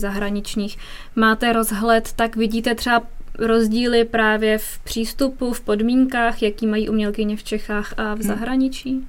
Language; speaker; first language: Czech; native; Czech